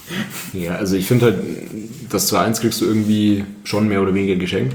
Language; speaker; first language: German; native; German